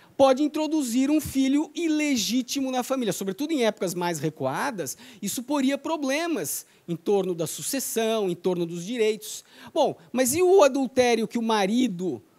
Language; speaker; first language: Portuguese; native; Portuguese